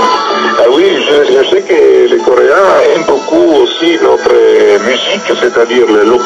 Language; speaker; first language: French; non-native, fluent; Italian